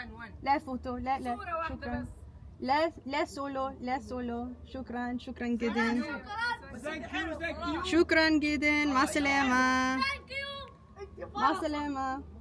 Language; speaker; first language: Arabic; non-native, learner; English